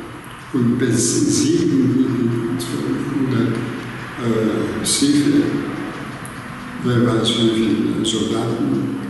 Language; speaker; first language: German; non-native, learner; Greek